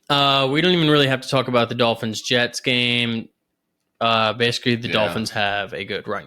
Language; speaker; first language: English; native; English